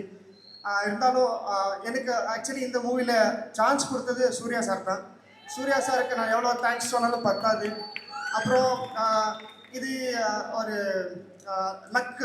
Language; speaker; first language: Tamil; non-native, local second language; Kannada